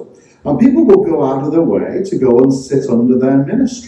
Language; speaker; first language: English; native; English